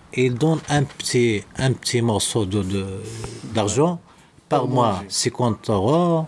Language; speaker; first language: French; non-native, learner; Arabic